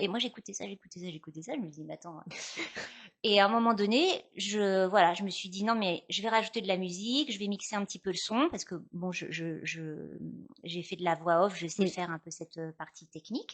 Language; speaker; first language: French; native; French